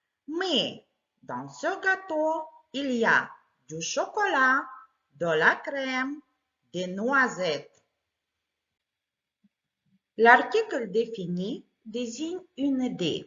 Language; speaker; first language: French; non-native, fluent; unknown